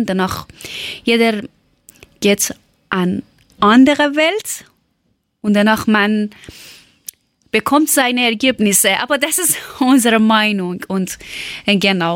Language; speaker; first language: German; non-native, learner; Persian